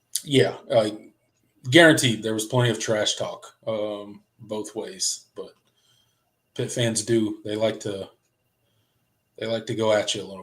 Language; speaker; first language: English; native; English